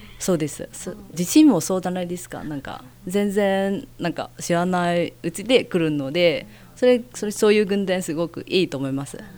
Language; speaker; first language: Japanese; non-native, fluent; Vietnamese